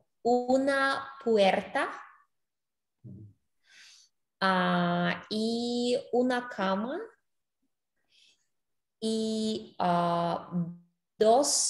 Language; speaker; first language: Spanish; non-native, learner; English